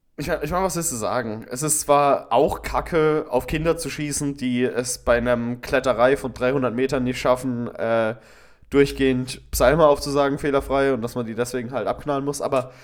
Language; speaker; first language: German; native; German